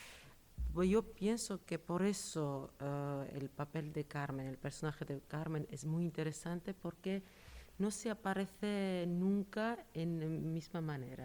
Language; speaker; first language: Spanish; non-native, fluent; Georgian